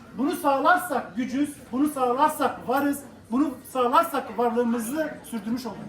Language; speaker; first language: Turkish; non-native, local second language; Kurdish